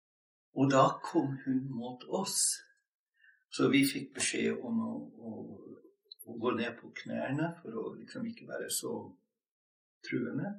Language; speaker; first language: Norwegian; non-native, fluent; English